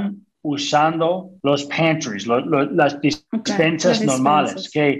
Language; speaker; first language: Spanish; non-native, fluent; English